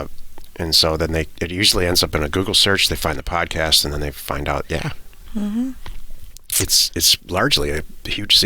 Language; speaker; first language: English; native; English